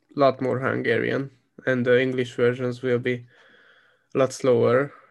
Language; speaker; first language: English; non-native, fluent; Hungarian